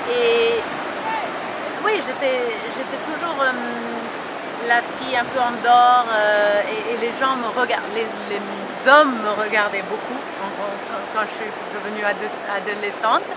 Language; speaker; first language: French; early bilingual, heritage; French